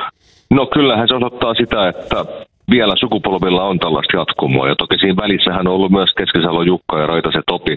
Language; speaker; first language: Finnish; native; Finnish